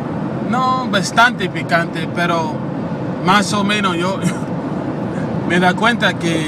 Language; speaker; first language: Spanish; non-native, learner; English